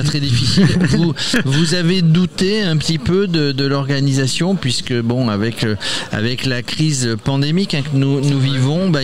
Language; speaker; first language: French; native; French